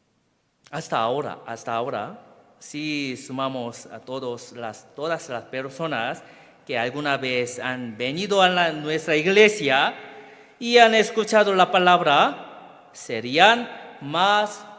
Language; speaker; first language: Spanish; non-native, fluent; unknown